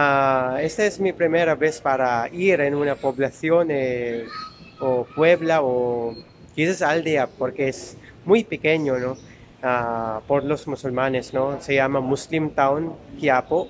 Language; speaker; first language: Spanish; non-native, learner; Filipino